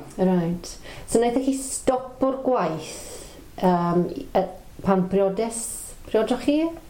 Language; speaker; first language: Welsh; non-native, local second language; English